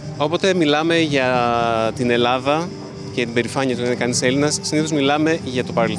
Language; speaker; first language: Greek; native; Greek